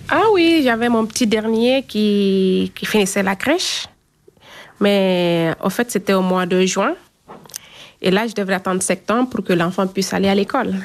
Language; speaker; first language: French; non-native, local second language; Fula